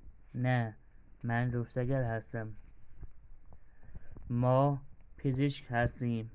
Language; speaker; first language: Persian; non-native, fluent; Urdu